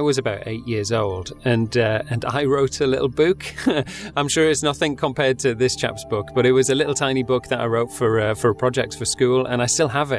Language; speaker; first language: English; native; English